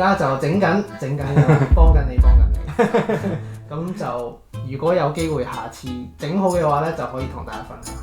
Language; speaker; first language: Cantonese; native; Cantonese